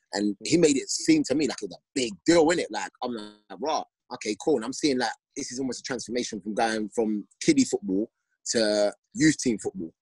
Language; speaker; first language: English; native; English